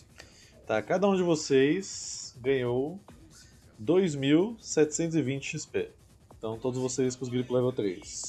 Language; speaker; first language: Portuguese; native; Portuguese